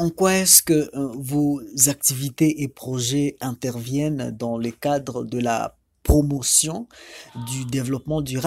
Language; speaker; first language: French; non-native, fluent; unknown